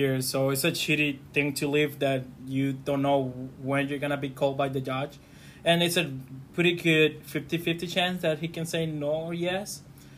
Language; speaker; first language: English; non-native, fluent; Spanish